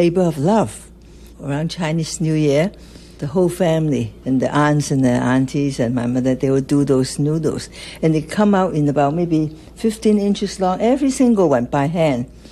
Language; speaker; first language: English; non-native, local second language; Cantonese